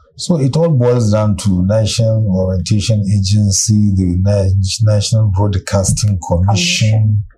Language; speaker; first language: English; non-native, local second language; Hausa